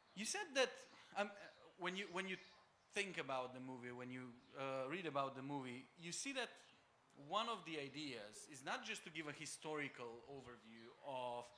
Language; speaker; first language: English; non-native, fluent; Macedonian